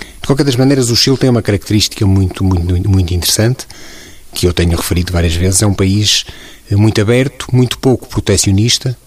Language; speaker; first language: Portuguese; native; Portuguese